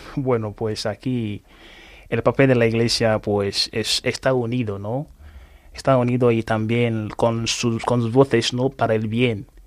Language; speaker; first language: Spanish; non-native, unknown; Igbo